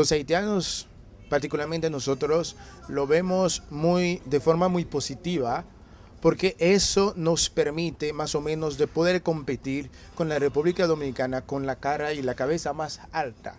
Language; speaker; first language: Spanish; non-native, fluent; Haitian Creole